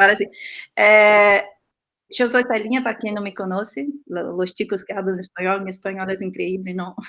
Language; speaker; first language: Spanish; non-native, fluent; Portuguese